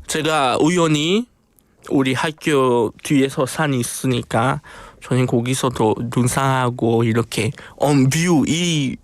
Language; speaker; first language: Korean; non-native, fluent; Spanish